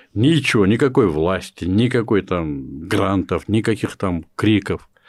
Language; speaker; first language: Russian; non-native, local second language; Kyrgyz